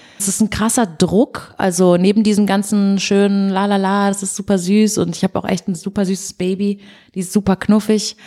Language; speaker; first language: German; early bilingual, other home language; Portuguese